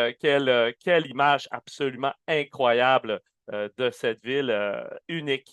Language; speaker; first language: French; native; French